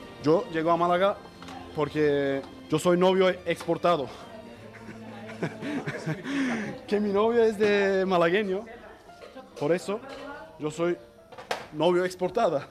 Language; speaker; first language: Spanish; non-native, learner; Turkish